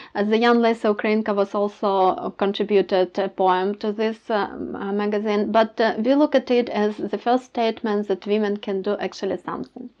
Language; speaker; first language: English; non-native, fluent; Ukrainian